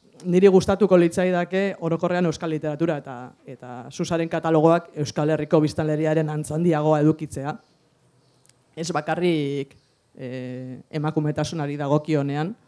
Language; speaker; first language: Basque; native; Basque